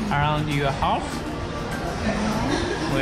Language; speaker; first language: English; non-native, learner; Japanese